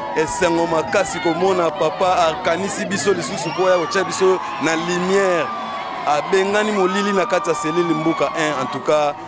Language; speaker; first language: Lingala; non-native, local second language; Kongo